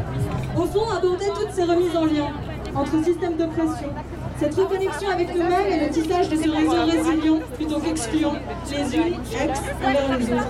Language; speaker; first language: French; native; French